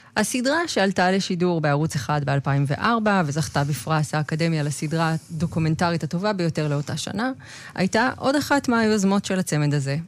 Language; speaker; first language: Hebrew; native; Hebrew